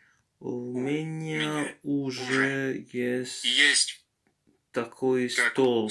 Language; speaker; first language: Russian; non-native, learner; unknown